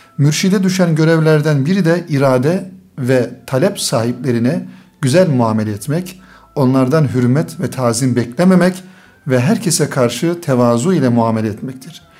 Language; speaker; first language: Turkish; native; Turkish